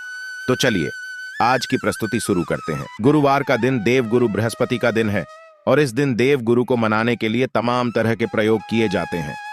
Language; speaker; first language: Hindi; native; Hindi